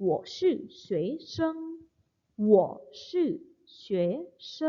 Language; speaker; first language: Chinese; non-native, fluent; Indonesian